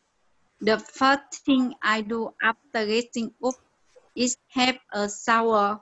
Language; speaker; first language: English; non-native, learner; Vietnamese